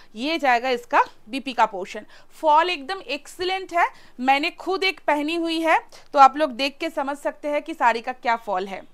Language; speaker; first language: Hindi; non-native, local second language; Bangla